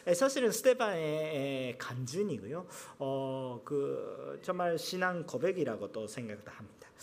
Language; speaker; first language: Korean; non-native, fluent; Japanese